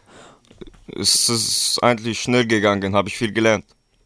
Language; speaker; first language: German; early bilingual, other home language; Kurdish